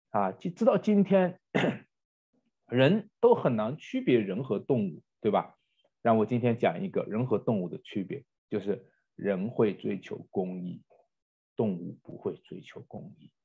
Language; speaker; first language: Chinese; native; Chinese